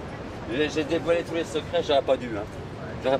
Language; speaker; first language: French; native; French